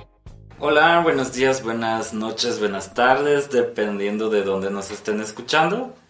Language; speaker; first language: Spanish; non-native, fluent; Polish